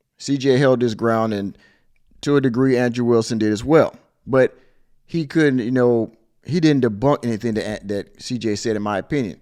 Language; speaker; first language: English; native; English